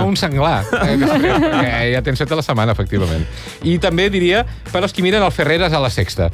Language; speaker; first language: Catalan; native; Catalan